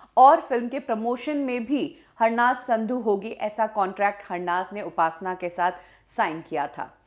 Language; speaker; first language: Hindi; native; Hindi